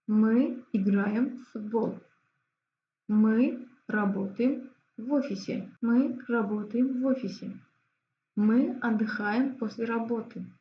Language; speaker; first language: Russian; non-native, fluent; Azerbaijani